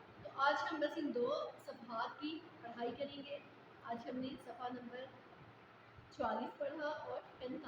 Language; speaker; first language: Urdu; native; Urdu